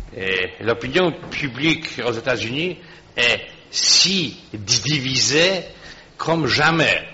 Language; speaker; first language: French; non-native, fluent; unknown